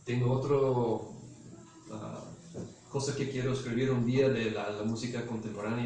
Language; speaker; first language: Spanish; non-native, fluent; English